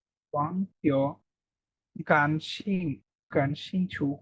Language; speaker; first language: Chinese; non-native, learner; Bangla